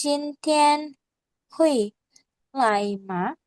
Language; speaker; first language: Chinese; non-native, learner; Indonesian